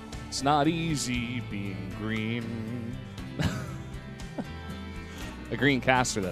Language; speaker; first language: English; native; English